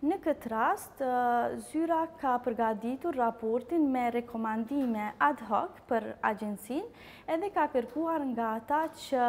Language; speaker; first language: Albanian; native; Albanian